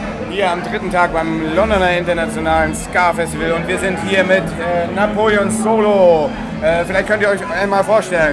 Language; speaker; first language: German; native; German